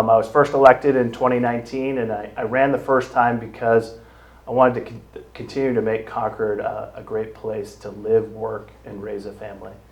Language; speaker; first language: English; native; English